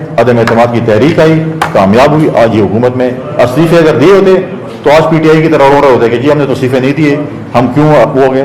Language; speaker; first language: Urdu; non-native, local second language; Saraiki